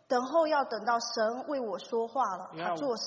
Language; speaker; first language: Chinese; native; Chinese